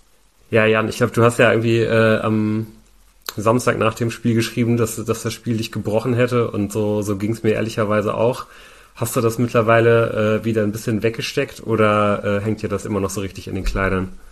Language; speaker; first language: German; native; German